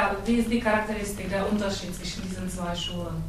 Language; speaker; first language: German; non-native, fluent; Czech